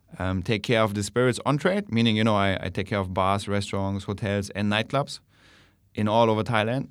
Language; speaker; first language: English; non-native, fluent; German